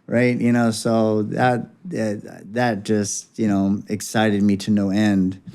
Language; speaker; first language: English; native; English